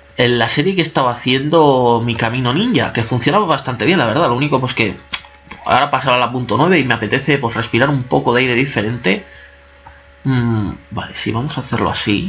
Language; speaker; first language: Spanish; native; Spanish